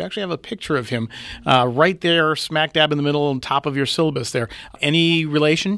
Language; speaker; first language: English; native; English